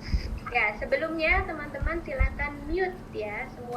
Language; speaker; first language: Indonesian; native; Indonesian